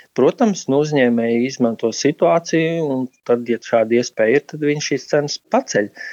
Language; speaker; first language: Latvian; native; Latvian